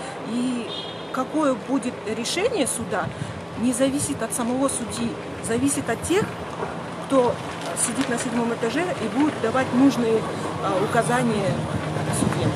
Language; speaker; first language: Russian; native; Russian